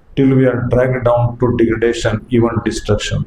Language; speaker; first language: English; non-native, local second language; Hindi